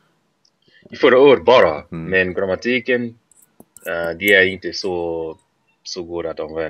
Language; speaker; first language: Swedish; non-native, learner; English